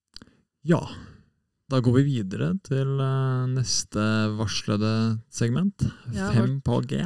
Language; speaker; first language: Norwegian; native; Norwegian